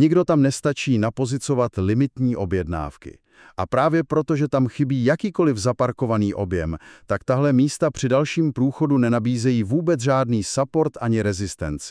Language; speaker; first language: Czech; native; Czech